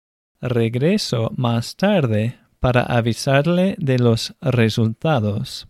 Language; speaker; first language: Spanish; non-native, fluent; English